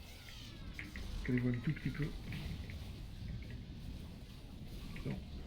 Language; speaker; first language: French; native; French